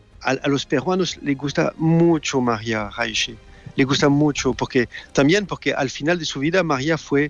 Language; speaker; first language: Spanish; non-native, fluent; French